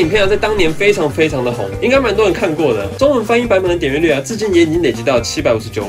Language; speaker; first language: Chinese; native; Chinese